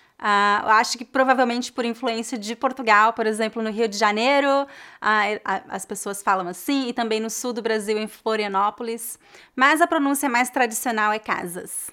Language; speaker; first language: Portuguese; native; Portuguese